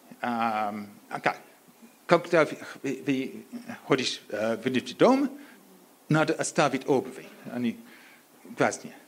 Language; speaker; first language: Russian; non-native, learner; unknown